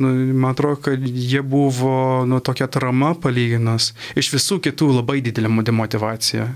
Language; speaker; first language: Lithuanian; early bilingual, heritage; Lithuanian